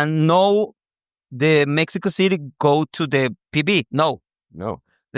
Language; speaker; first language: English; non-native, local second language; Spanish